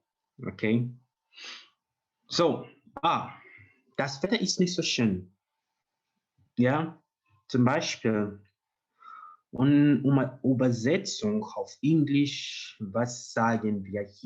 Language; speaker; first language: German; non-native, learner; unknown